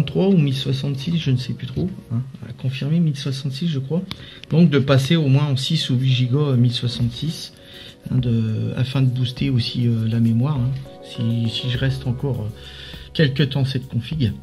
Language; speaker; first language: French; native; French